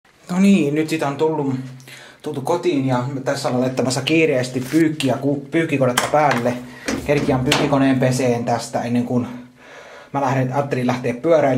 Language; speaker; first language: Finnish; native; Finnish